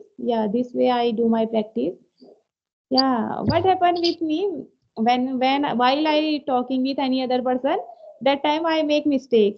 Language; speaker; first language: English; non-native, learner; Hindi